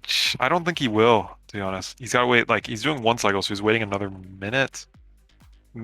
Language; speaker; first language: English; native; English